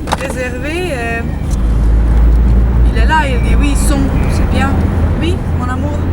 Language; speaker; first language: French; non-native, fluent; Slovenian